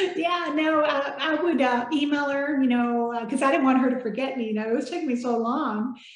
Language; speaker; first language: English; early bilingual, other home language; Spanish